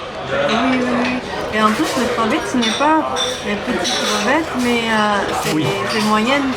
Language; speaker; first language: French; non-native, learner; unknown